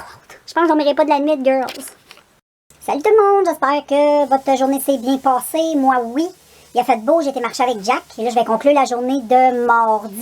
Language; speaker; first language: French; native; French